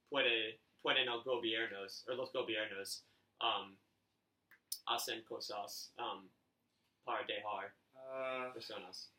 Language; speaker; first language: Spanish; non-native, learner; English